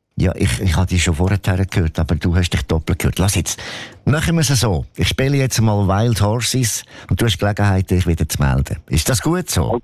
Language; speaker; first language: German; native; German